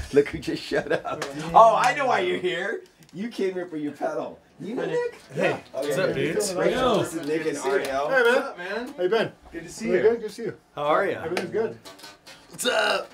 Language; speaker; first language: English; native; English